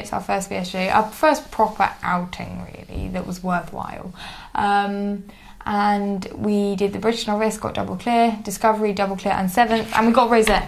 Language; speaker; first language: English; native; English